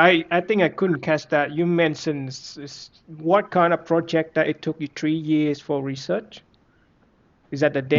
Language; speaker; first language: English; non-native, fluent; Vietnamese